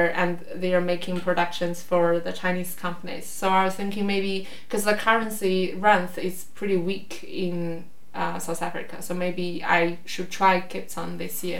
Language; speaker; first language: English; non-native, fluent; Chinese